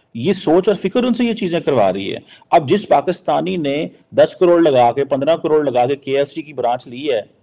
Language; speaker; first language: Urdu; non-native, local second language; Punjabi